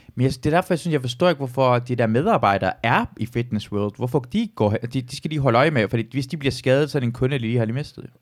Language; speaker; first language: Danish; early bilingual, other home language; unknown